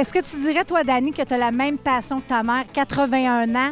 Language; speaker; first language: French; native; French